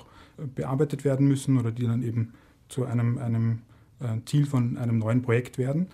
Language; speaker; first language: German; native; German